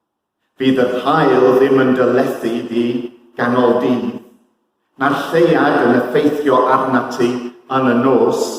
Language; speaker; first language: Welsh; non-native, fluent; English